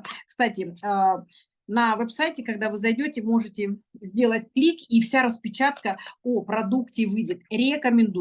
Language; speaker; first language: Russian; native; Russian